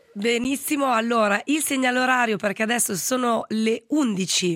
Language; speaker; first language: Italian; native; Italian